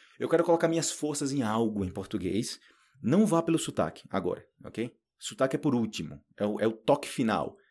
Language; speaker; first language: Portuguese; native; Portuguese